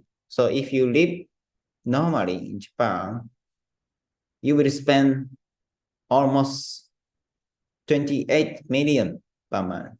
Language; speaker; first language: English; non-native, learner; Japanese